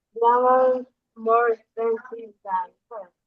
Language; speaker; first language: English; non-native, learner; Spanish